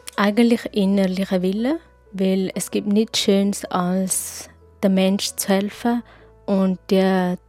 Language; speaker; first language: German; non-native, fluent; Tigrinya